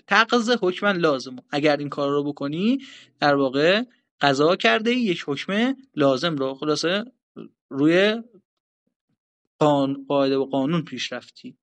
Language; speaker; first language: Persian; native; Persian